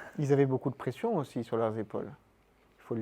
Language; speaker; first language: French; native; French